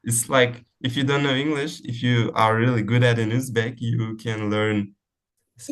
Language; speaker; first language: English; non-native, fluent; Uzbek